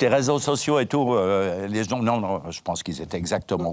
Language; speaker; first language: French; native; French